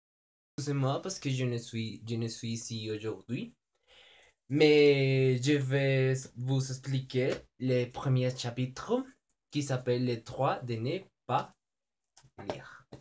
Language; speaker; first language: French; non-native, learner; Spanish